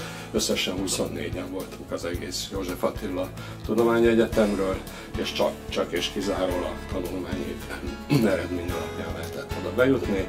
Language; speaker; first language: Hungarian; native; Hungarian